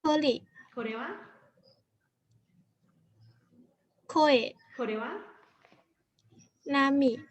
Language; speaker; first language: Japanese; non-native, learner; Thai